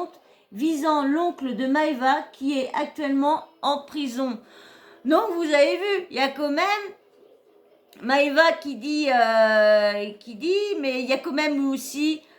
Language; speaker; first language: French; native; French